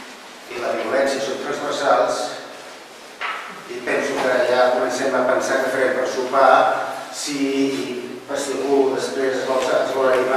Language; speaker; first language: Catalan; native; Catalan